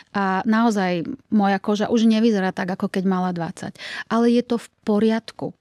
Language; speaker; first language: Slovak; native; Slovak